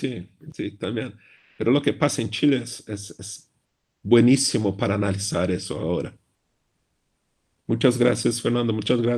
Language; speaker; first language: Spanish; non-native, fluent; Portuguese